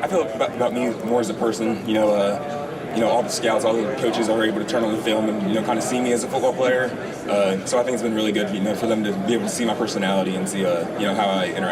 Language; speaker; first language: English; native; English